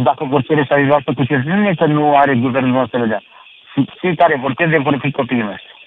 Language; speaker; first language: Romanian; native; Romanian